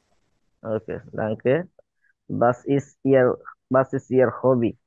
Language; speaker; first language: German; non-native, learner; Bangla